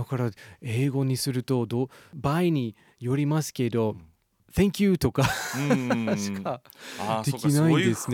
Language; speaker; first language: Japanese; non-native, fluent; English